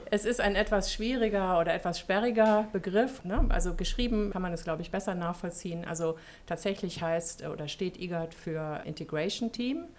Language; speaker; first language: German; early bilingual, other home language; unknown